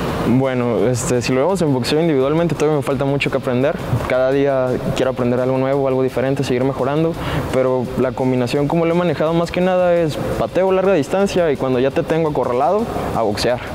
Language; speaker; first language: Spanish; native; Spanish